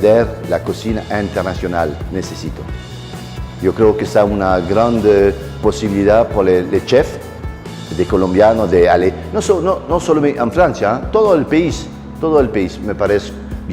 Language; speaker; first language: Spanish; non-native, learner; French